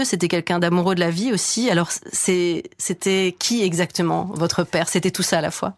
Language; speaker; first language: French; native; French